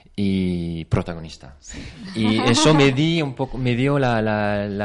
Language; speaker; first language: Spanish; non-native, fluent; French